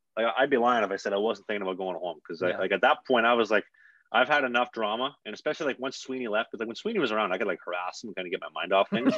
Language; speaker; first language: English; native; English